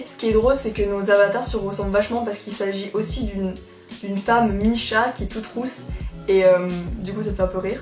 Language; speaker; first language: French; native; French